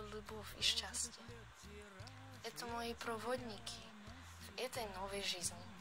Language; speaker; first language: Russian; non-native, fluent; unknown